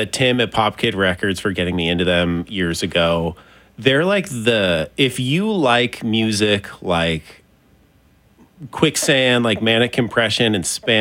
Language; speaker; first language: English; native; English